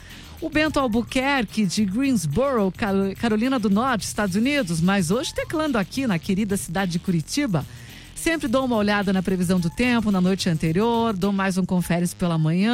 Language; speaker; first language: Portuguese; native; Portuguese